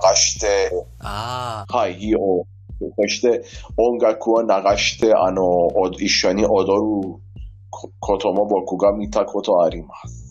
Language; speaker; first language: Japanese; non-native, learner; Persian